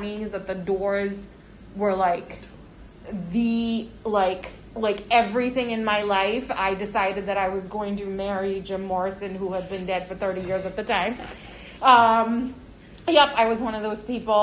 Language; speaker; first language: English; non-native, local second language; Hindi